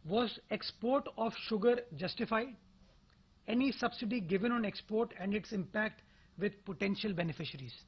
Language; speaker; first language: English; non-native, local second language; Urdu